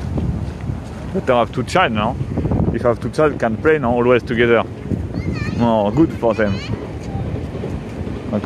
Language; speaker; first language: English; non-native, learner; French